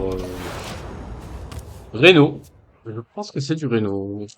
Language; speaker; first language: French; native; French